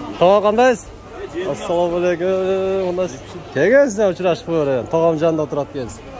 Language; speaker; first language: Kyrgyz; native; Kyrgyz